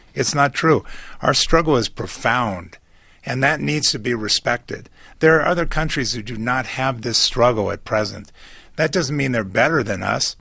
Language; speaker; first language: English; native; English